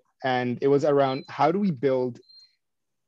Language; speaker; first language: English; non-native, fluent; Spanish